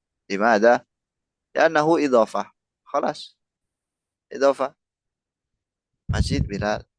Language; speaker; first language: Arabic; non-native, fluent; Indonesian